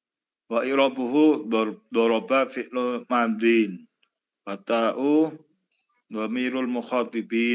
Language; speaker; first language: Arabic; non-native, learner; Indonesian